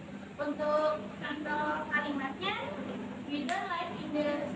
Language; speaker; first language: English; non-native, learner; Indonesian